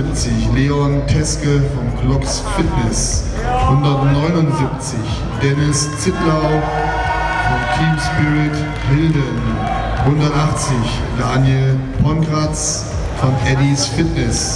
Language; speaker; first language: German; native; German